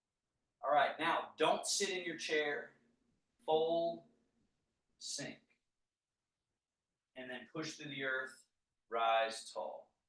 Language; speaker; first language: English; native; English